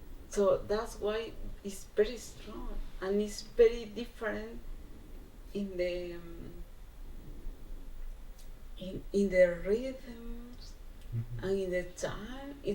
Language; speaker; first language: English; non-native, learner; Spanish